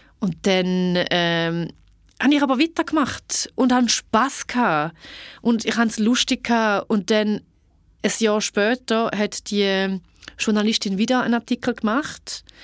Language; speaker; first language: German; early bilingual, other home language; Albanian